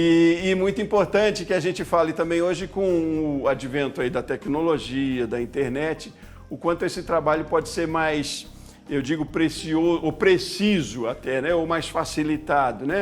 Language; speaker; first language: Portuguese; native; Portuguese